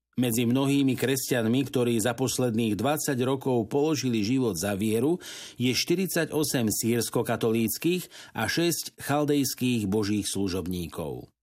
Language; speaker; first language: Slovak; native; Slovak